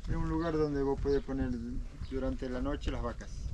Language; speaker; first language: Spanish; native; Spanish